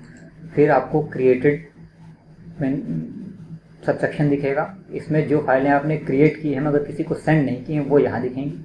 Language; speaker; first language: Hindi; native; Hindi